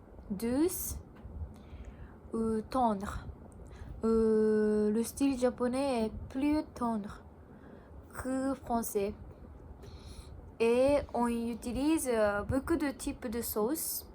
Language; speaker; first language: French; non-native, learner; Japanese